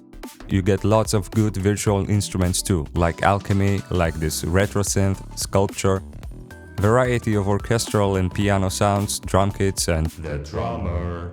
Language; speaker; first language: English; non-native, fluent; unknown